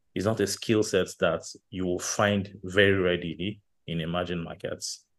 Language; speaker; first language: English; non-native, local second language; Yoruba